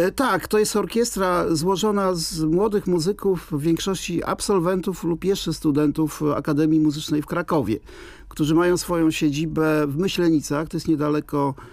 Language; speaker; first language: Polish; native; Polish